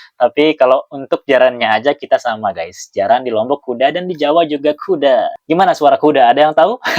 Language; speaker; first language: Indonesian; non-native, local second language; Sasak